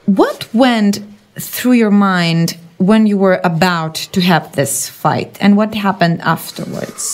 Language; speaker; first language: English; non-native, fluent; Greek